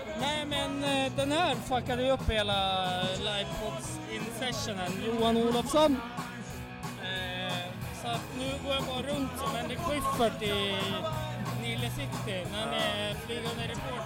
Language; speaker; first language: Swedish; native; Swedish